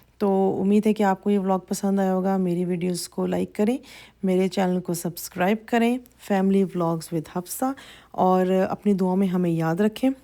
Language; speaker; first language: Urdu; native; Urdu